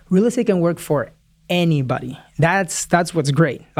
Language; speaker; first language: English; early bilingual, other home language; Spanish